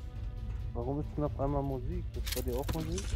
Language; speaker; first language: German; native; German